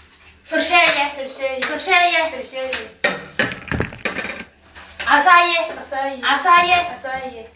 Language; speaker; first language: Arabic; native; Arabic